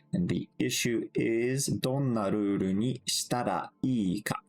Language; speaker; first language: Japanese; non-native, fluent; English